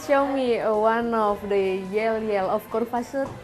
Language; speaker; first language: English; non-native, learner; Indonesian